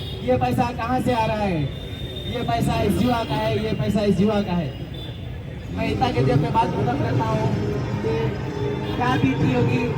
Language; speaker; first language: Hindi; non-native, local second language; Kannada